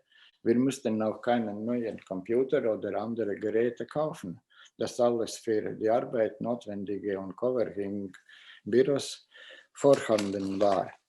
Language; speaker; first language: German; non-native, fluent; Latvian